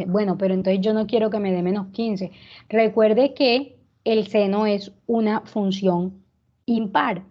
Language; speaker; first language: Spanish; native; Spanish